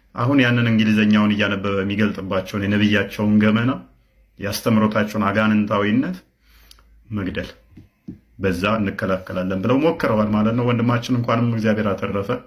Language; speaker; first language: Amharic; non-native, local second language; Oromo